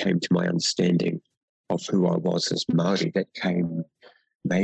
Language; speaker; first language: English; non-native, local second language; Māori